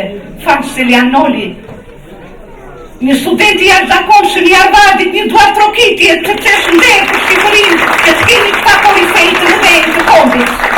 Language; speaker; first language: Albanian; native; Albanian